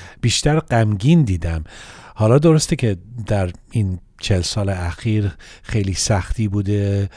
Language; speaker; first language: Persian; early bilingual, heritage; Persian